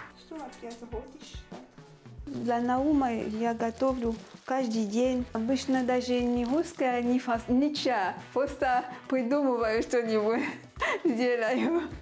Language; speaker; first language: Russian; non-native, fluent; French